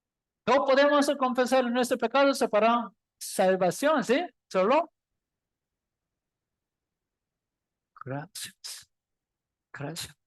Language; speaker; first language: Spanish; non-native, learner; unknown